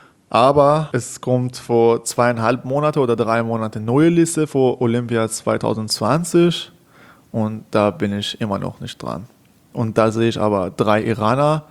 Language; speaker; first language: German; non-native, learner; Persian